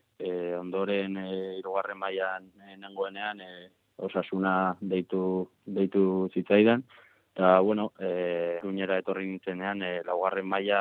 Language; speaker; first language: Basque; non-native, local second language; Spanish